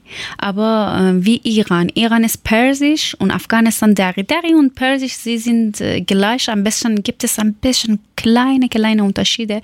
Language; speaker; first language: German; non-native, learner; Persian